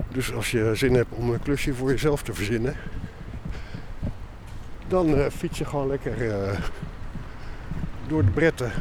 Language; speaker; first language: Dutch; native; Dutch